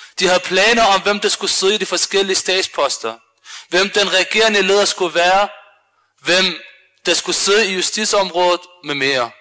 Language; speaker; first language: Danish; early bilingual, other home language; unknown